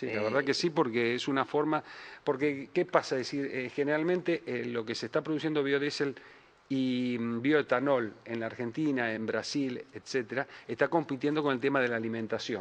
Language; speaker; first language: Spanish; native; Spanish